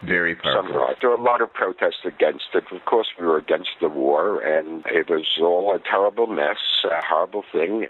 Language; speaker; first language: English; native; English